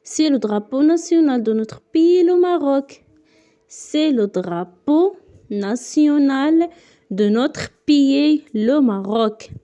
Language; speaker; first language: French; non-native, local second language; Arabic